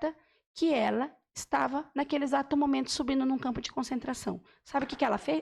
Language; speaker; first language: Portuguese; native; Portuguese